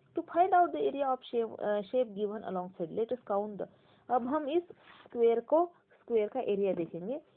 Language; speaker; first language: Hindi; non-native, local second language; Marathi